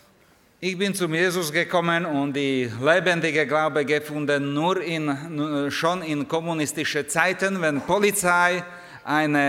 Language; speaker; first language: German; non-native, learner; Slovak